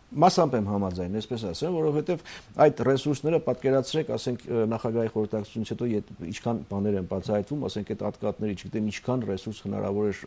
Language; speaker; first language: Armenian; native; Armenian